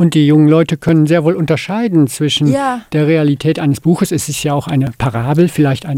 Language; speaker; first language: German; native; German